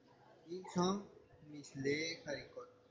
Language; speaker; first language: French; non-native, learner; Spanish